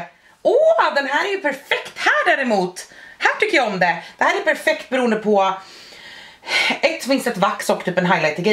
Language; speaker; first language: Swedish; native; Swedish